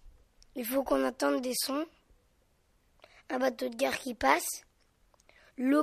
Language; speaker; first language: French; native; French